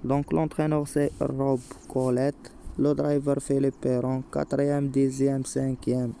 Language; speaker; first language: French; non-native, local second language; Arabic